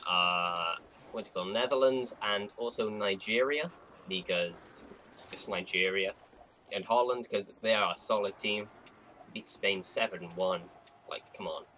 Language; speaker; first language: English; native; English